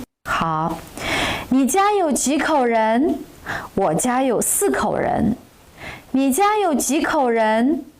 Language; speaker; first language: Chinese; non-native, local second language; Uyghur